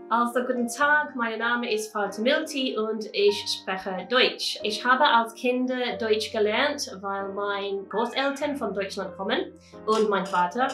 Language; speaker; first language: German; early bilingual, heritage; English